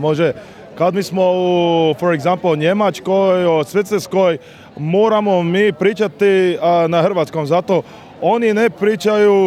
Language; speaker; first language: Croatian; non-native, learner; English